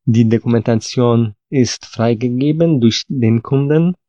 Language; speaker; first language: German; non-native, fluent; Polish